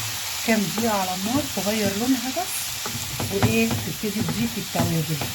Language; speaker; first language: Arabic; native; Arabic